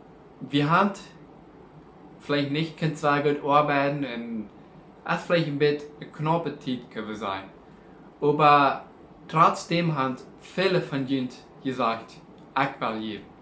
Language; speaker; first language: German; non-native, learner; Plautdietsch